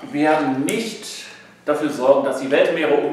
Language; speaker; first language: German; native; German